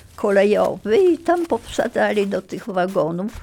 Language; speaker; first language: Polish; native; Polish